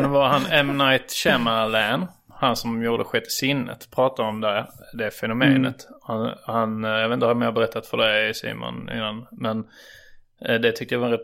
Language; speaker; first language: Swedish; native; Swedish